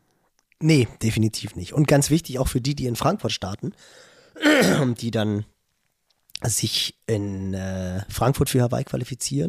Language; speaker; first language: German; native; German